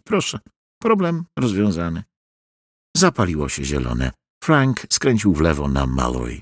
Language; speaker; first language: Polish; native; Polish